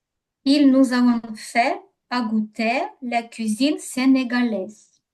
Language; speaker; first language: French; non-native, learner; Ukrainian